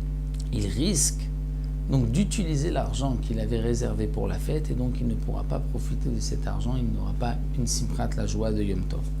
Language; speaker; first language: French; native; French